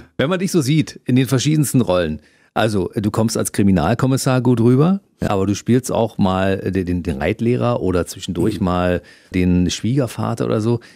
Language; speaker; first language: German; native; German